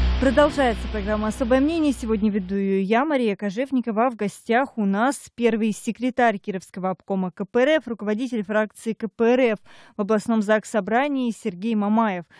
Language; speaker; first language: Russian; native; Russian